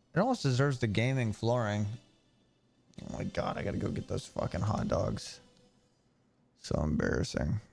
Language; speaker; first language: English; native; English